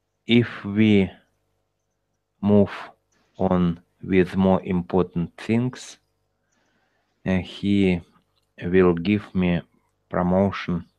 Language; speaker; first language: English; non-native, learner; Russian